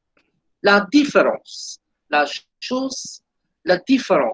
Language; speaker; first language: French; non-native, fluent; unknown